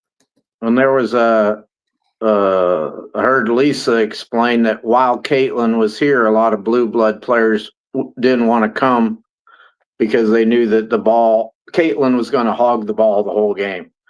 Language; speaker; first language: English; native; English